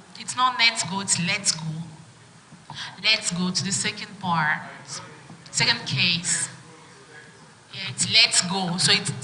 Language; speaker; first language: English; non-native, fluent; French